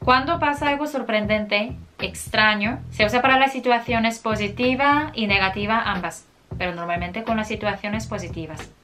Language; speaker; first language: Spanish; non-native, fluent; Korean